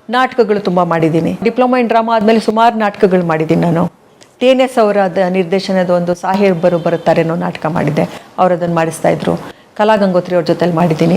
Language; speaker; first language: Kannada; native; Kannada